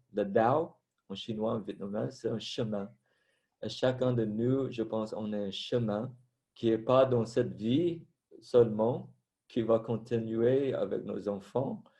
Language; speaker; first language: French; non-native, fluent; Vietnamese